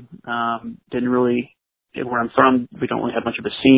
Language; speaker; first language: English; native; English